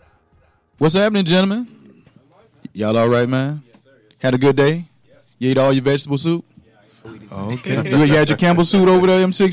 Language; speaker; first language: English; native; English